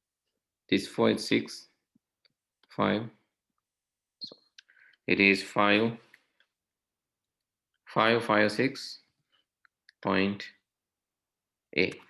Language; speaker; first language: English; non-native, local second language; Sinhala